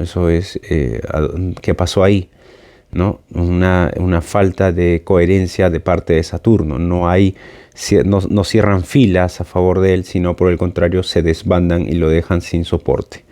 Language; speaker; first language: Spanish; native; Spanish